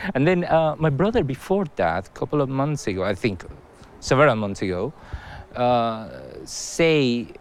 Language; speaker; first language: English; non-native, fluent; Spanish